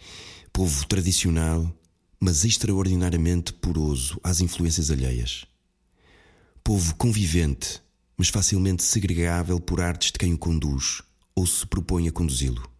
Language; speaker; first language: Portuguese; native; Portuguese